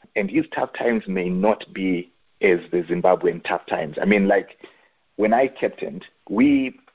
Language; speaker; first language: English; non-native, local second language; Shona